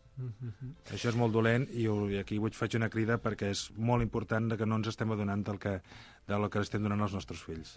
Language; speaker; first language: Catalan; non-native, local second language; Spanish